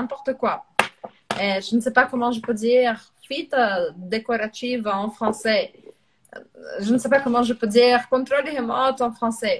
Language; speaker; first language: French; non-native, fluent; Portuguese